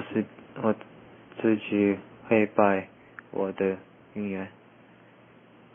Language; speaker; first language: Chinese; non-native, learner; English